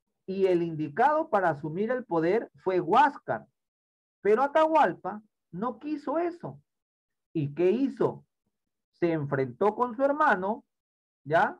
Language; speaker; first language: Spanish; native; Spanish